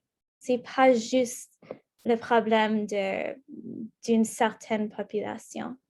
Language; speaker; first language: French; non-native, local second language; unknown